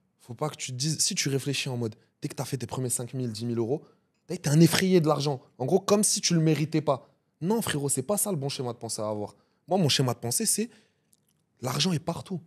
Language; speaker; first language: French; native; French